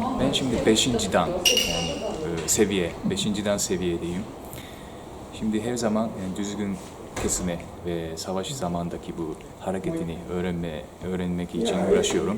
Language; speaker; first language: Turkish; non-native, fluent; Japanese